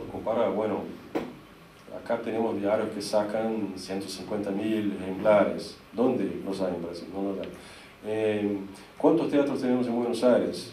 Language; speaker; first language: Spanish; non-native, fluent; Portuguese